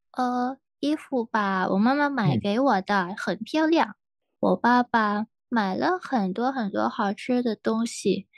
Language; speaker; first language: Chinese; non-native, learner; Thai